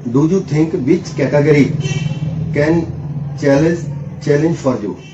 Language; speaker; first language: English; non-native, local second language; Punjabi